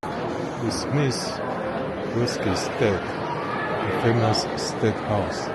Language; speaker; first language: English; non-native, learner; Chinese